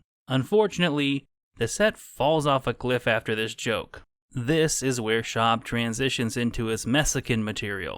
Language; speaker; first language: English; native; English